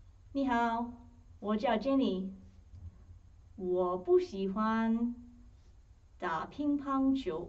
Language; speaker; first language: Chinese; non-native, fluent; English